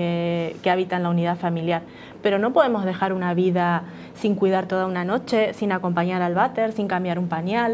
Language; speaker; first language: Spanish; native; Spanish